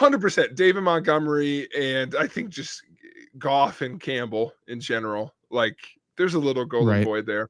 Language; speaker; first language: English; native; English